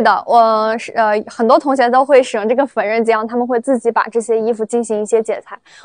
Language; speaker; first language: Chinese; native; Chinese